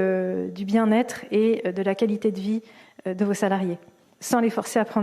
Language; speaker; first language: French; native; French